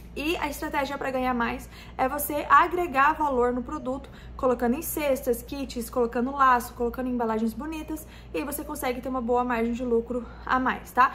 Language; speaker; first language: Portuguese; native; Portuguese